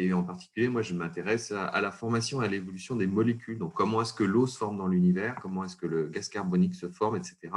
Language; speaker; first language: French; native; French